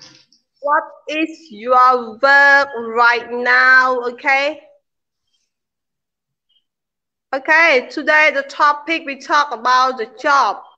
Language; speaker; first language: English; non-native, learner; Khmer